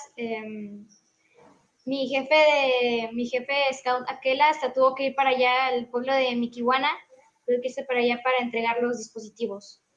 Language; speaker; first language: Spanish; native; Spanish